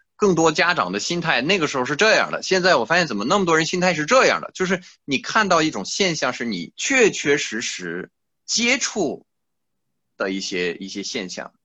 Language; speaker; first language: Chinese; non-native, fluent; French